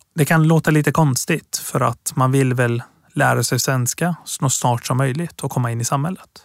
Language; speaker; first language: Swedish; early bilingual, other home language; Persian